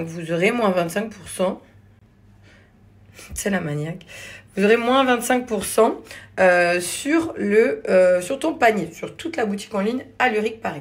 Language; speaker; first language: French; native; French